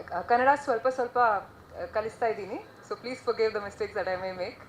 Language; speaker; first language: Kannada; non-native, learner; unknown